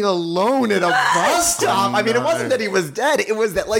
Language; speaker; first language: English; native; English